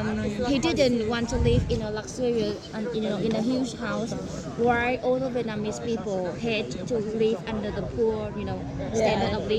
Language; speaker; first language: English; non-native, learner; Vietnamese